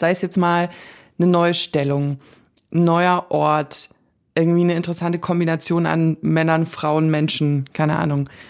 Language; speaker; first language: German; native; German